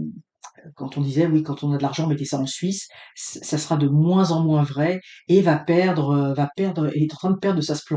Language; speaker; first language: French; native; French